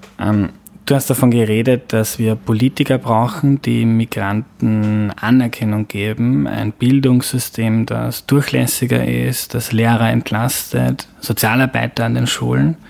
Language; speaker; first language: German; native; German